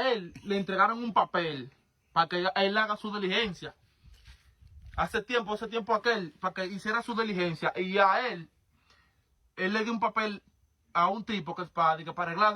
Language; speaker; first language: Spanish; native; Spanish